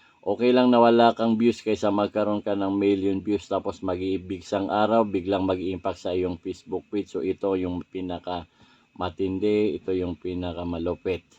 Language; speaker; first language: Filipino; non-native, local second language; Maranao